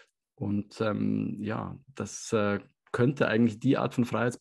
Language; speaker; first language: German; native; German